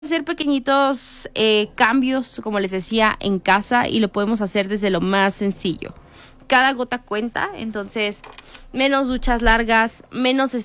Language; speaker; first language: Spanish; native; Spanish